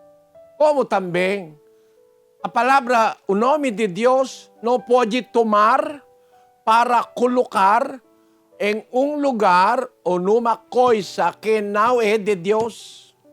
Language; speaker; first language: Portuguese; non-native, fluent; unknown